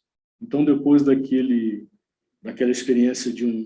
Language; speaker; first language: Portuguese; native; Portuguese